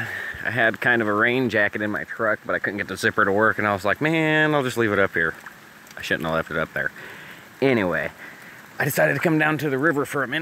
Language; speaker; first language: English; native; English